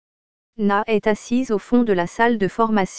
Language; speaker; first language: French; non-native, learner; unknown